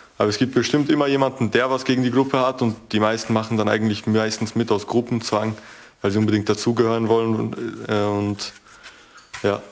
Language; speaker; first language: German; early bilingual, other home language; Albanian